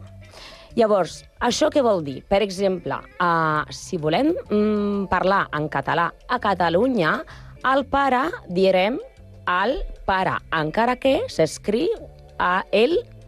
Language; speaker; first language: Catalan; non-native, learner; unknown